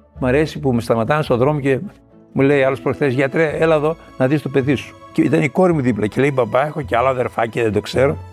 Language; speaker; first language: Greek; native; Greek